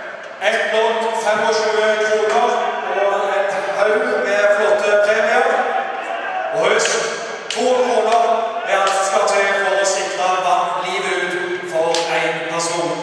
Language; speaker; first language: Norwegian; native; Norwegian